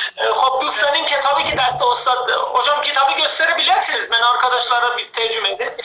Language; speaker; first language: Turkish; non-native, fluent; Persian